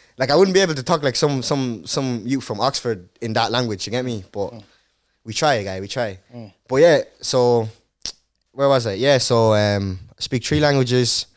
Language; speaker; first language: English; early bilingual, other home language; Dutch